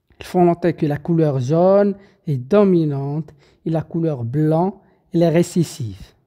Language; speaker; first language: French; non-native, local second language; Arabic